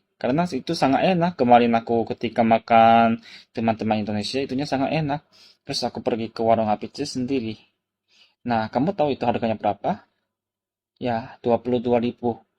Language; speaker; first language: Indonesian; non-native, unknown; Korean